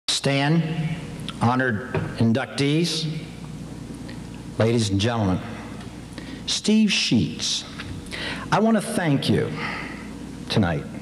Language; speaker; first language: English; native; English